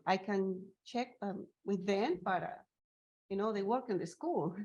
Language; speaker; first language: English; non-native, learner; Spanish